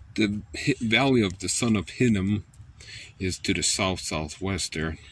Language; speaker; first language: English; native; English